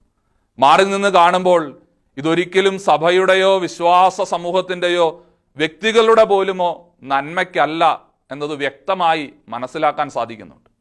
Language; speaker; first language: Malayalam; native; Malayalam